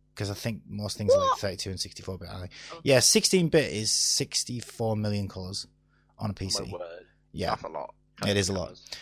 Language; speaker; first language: English; native; English